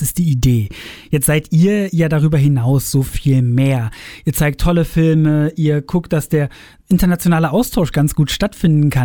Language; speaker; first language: German; native; German